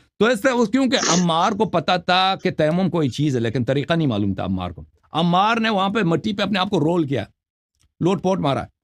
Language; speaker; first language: Urdu; non-native, fluent; Persian